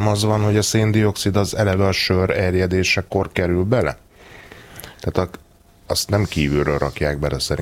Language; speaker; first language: Hungarian; native; Hungarian